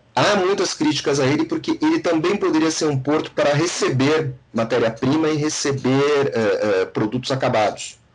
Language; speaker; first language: Portuguese; native; Portuguese